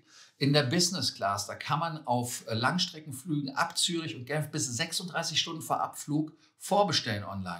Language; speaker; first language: German; native; German